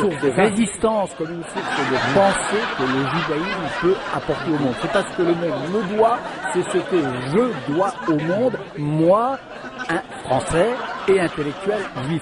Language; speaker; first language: French; native; French